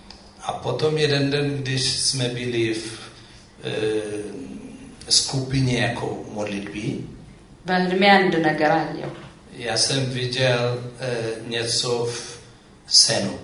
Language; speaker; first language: Czech; non-native, fluent; Amharic